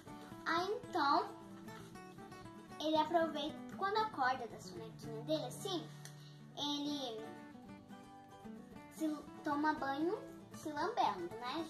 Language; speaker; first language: Portuguese; native; Portuguese